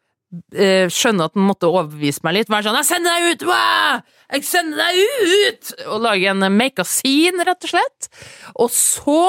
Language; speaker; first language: Norwegian; native; Norwegian